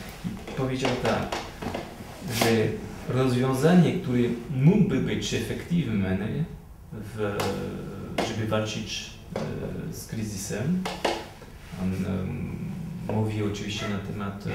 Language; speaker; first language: Polish; non-native, fluent; French